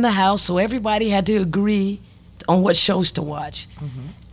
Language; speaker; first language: English; native; English